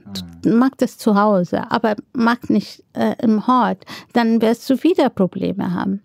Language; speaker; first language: German; non-native, fluent; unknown